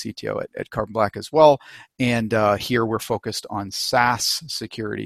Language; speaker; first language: English; native; English